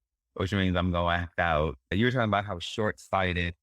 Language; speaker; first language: English; native; English